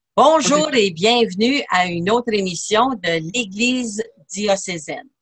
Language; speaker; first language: French; native; French